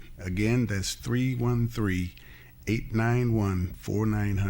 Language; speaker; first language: English; native; English